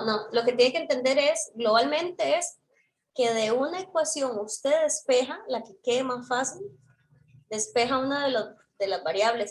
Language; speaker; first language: Spanish; native; Spanish